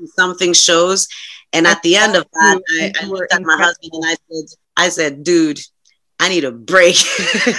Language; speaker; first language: English; non-native, local second language; Hungarian